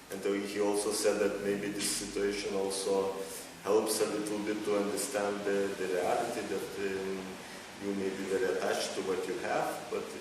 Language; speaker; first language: English; non-native, fluent; Lithuanian